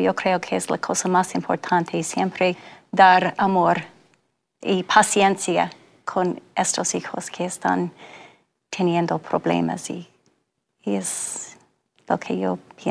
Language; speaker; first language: Spanish; non-native, fluent; English